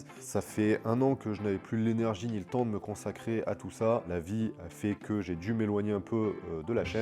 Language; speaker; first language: French; native; French